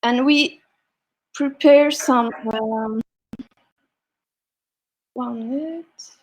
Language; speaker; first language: English; non-native, learner; Turkish